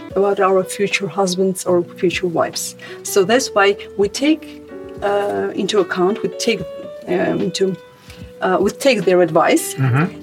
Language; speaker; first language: English; non-native, fluent; Armenian